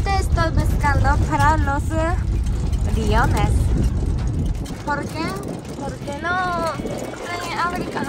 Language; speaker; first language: Spanish; non-native, learner; Japanese